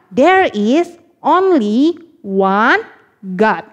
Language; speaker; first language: English; non-native, learner; Indonesian